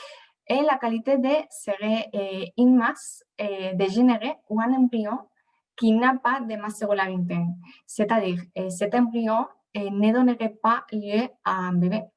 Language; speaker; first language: French; non-native, fluent; Spanish